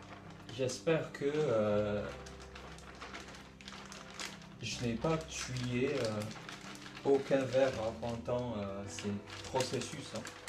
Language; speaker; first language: French; non-native, learner; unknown